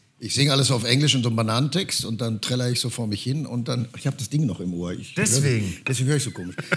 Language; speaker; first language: German; native; German